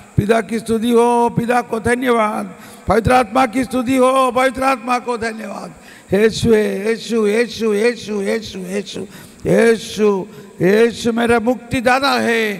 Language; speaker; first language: Hindi; non-native, local second language; Malayalam